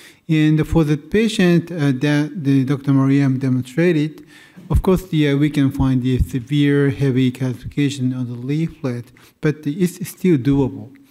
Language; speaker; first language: English; non-native, fluent; Japanese